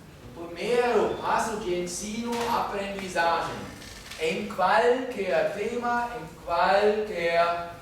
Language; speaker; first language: Portuguese; non-native, fluent; German